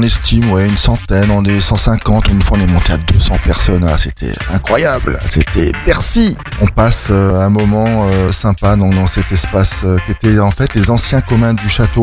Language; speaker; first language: French; native; French